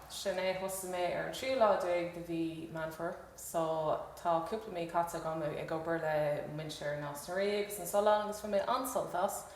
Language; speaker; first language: Irish; non-native, local second language; English